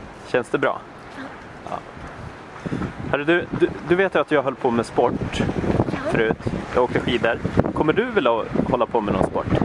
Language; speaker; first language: Swedish; native; Swedish